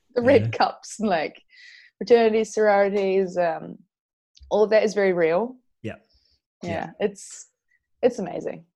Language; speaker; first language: English; native; English